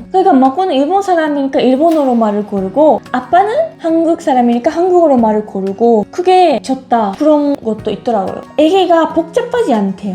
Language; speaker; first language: Korean; non-native, fluent; Japanese